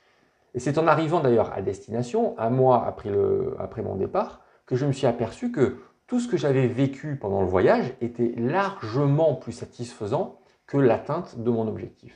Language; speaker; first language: French; native; French